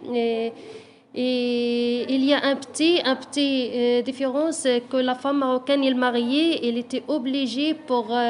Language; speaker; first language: French; non-native, learner; Arabic